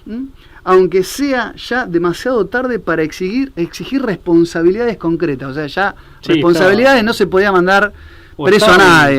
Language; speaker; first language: Spanish; native; Spanish